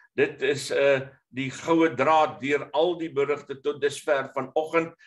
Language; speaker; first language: Afrikaans; native; Afrikaans